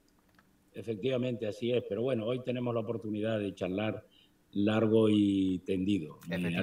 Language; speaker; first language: Spanish; native; Spanish